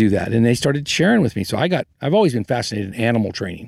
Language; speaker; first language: English; native; English